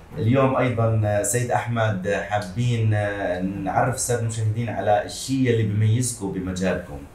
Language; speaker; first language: Arabic; native; Arabic